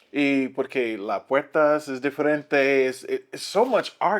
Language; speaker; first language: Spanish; non-native, learner; English